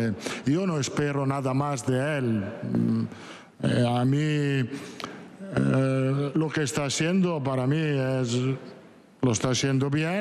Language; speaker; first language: Spanish; non-native, fluent; Italian